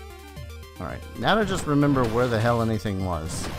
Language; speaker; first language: English; native; English